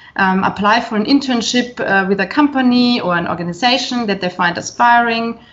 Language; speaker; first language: English; non-native, fluent; German